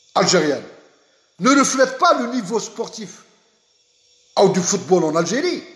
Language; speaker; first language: French; non-native, local second language; Arabic